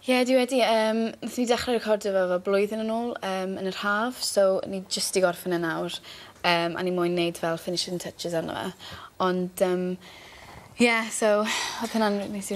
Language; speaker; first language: Welsh; native; Welsh